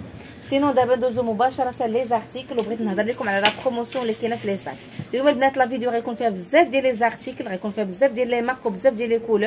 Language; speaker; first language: Arabic; native; Arabic